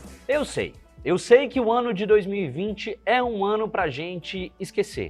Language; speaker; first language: Portuguese; native; Portuguese